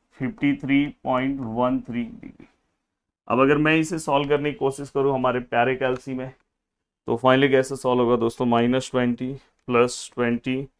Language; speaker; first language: Hindi; non-native, local second language; Marathi